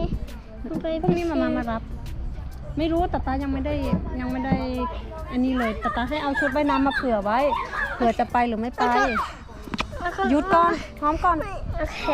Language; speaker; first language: Thai; native; Thai